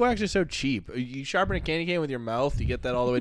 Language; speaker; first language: English; native; English